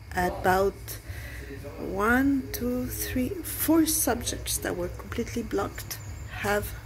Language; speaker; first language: English; non-native, fluent; French